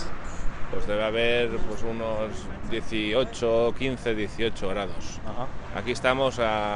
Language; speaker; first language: Spanish; native; Spanish